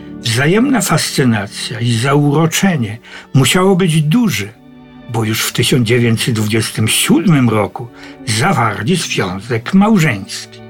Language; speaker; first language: Polish; native; Polish